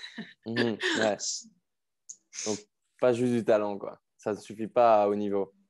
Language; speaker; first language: French; native; French